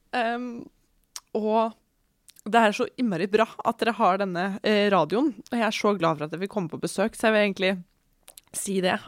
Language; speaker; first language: Norwegian; native; Norwegian